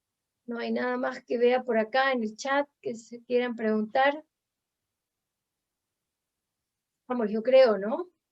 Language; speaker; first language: Spanish; native; Spanish